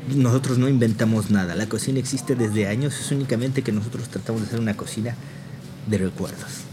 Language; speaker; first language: Spanish; native; Spanish